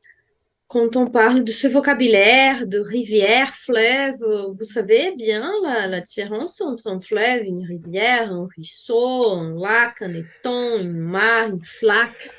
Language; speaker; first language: French; non-native, fluent; Portuguese